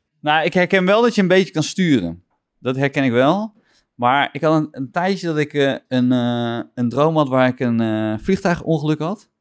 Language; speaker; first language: Dutch; native; Dutch